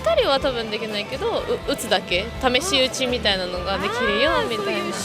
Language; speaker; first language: Japanese; native; Japanese